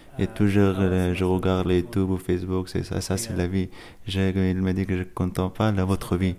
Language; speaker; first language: French; non-native, learner; Persian